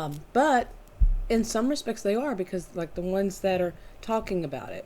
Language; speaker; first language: English; native; English